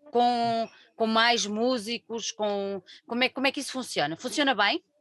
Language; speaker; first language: Portuguese; native; Portuguese